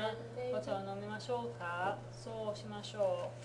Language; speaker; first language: Japanese; non-native, fluent; English